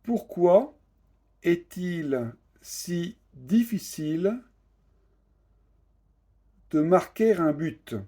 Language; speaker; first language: French; native; French